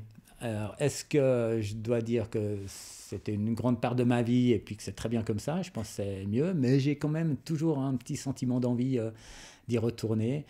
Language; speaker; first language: French; native; French